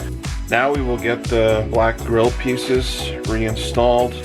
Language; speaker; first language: English; native; English